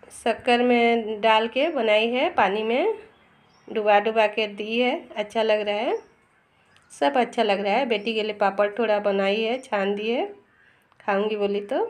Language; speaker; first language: Hindi; non-native, local second language; Bangla